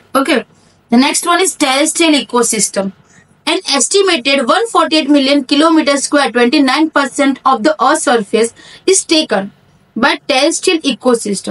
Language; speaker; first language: English; non-native, local second language; Hindi